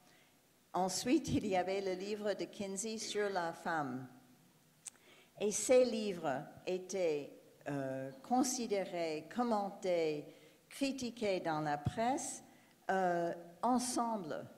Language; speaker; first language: French; non-native, fluent; English